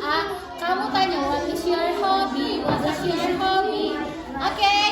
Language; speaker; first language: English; non-native, fluent; Indonesian